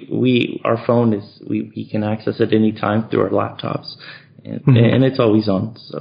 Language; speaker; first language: English; native; English